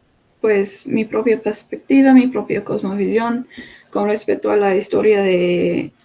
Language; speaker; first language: Spanish; non-native, fluent; English